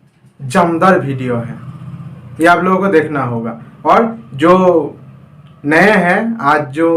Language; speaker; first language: Hindi; non-native, fluent; Bangla